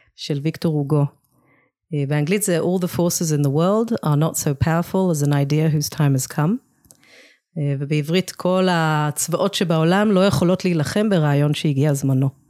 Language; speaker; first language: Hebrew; early bilingual, other home language; English